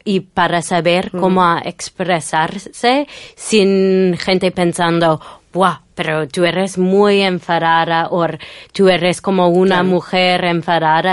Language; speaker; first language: Spanish; non-native, fluent; English